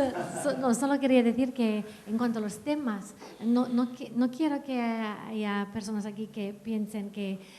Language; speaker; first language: Spanish; non-native, fluent; Welsh